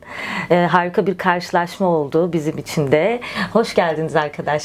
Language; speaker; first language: Turkish; native; Turkish